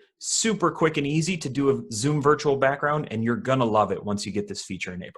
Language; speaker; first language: English; native; English